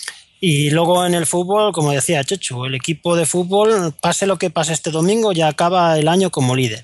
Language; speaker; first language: Spanish; native; Spanish